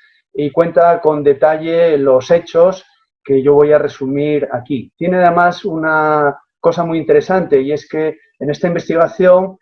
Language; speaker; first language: Spanish; native; Spanish